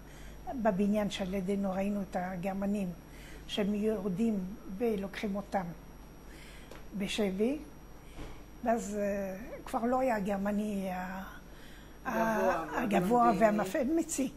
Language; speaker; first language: Hebrew; non-native, fluent; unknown